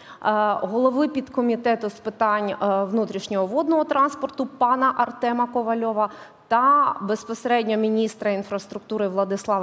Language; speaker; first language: Ukrainian; native; Ukrainian